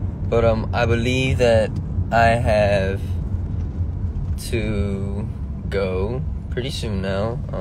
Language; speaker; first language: English; early bilingual, other home language; Korean